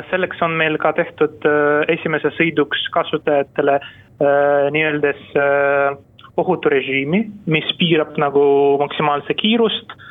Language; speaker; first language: Estonian; non-native, local second language; Russian